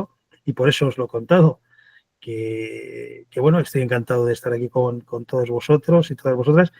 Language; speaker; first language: Spanish; native; Spanish